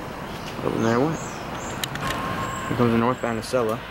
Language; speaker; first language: English; native; English